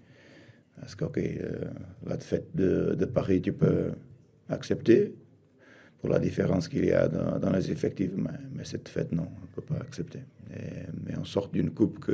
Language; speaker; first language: French; non-native, fluent; Portuguese